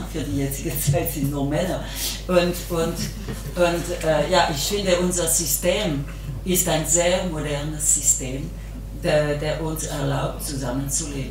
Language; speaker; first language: German; non-native, local second language; French